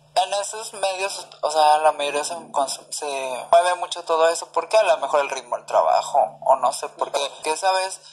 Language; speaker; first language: Spanish; native; Spanish